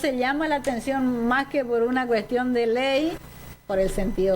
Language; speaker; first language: Spanish; native; Spanish